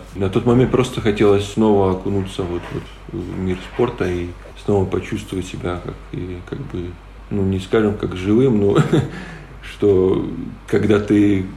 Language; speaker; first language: Russian; non-native, local second language; Polish